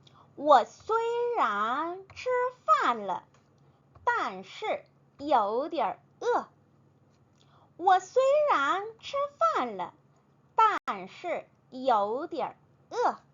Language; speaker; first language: Chinese; non-native, fluent; Korean